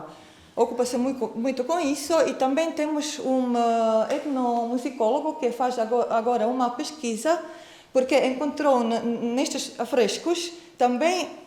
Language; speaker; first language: Portuguese; non-native, fluent; Croatian